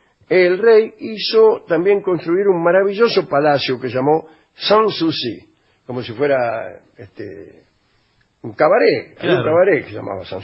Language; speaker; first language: Spanish; native; Spanish